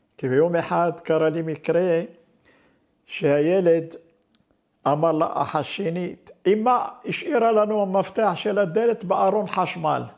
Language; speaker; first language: Hebrew; non-native, fluent; Arabic